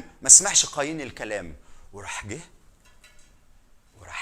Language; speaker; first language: Arabic; native; Arabic